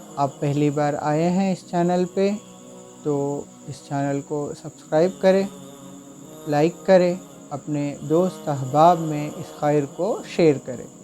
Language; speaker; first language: Urdu; native; Urdu